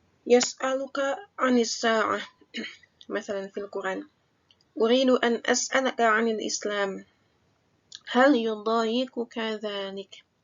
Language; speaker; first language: Arabic; non-native, fluent; Indonesian